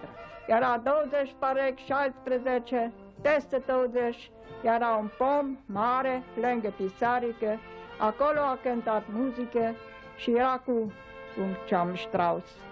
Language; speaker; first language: Romanian; non-native, local second language; German